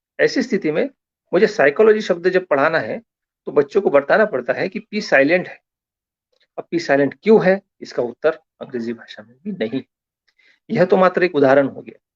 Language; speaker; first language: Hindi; non-native, local second language; Marathi